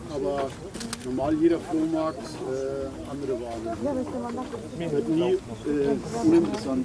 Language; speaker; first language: German; native; German